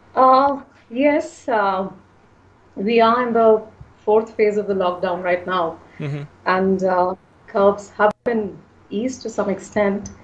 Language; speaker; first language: English; non-native, local second language; Punjabi